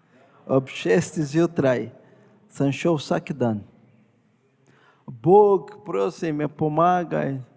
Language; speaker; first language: Slovenian; non-native, fluent; Portuguese